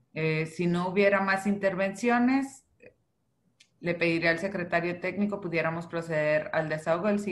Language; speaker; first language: Spanish; native; Spanish